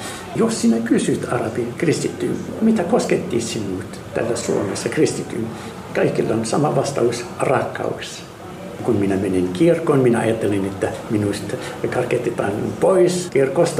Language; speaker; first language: Finnish; non-native, fluent; Arabic